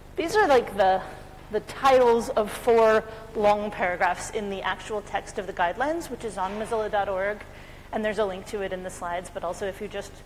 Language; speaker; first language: English; native; English